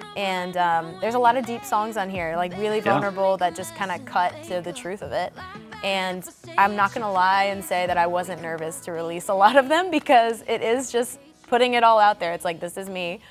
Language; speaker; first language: English; native; English